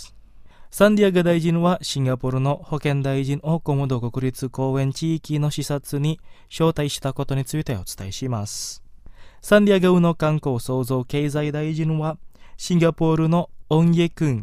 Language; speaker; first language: Japanese; non-native, fluent; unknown